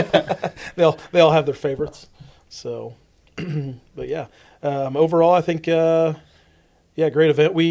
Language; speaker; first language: English; native; English